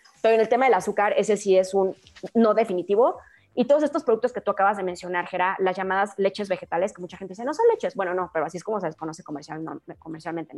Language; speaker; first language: Spanish; native; Spanish